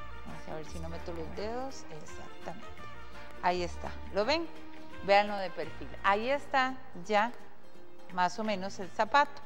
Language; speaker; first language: Spanish; native; Spanish